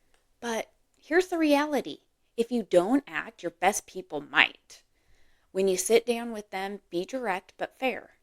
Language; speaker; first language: English; native; English